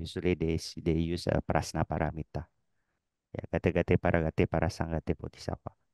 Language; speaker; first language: English; non-native, learner; Indonesian